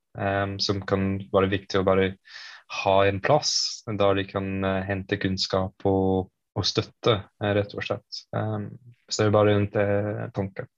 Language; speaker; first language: Norwegian; non-native, fluent; English